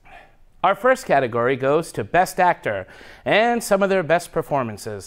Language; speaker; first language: English; native; English